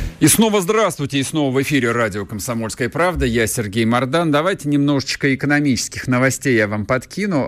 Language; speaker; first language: Russian; native; Russian